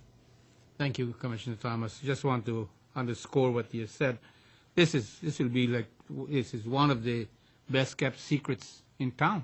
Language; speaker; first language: English; native; English